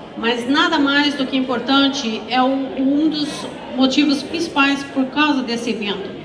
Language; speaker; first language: Portuguese; native; Portuguese